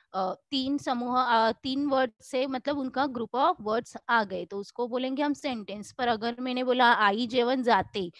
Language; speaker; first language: Hindi; non-native, local second language; Marathi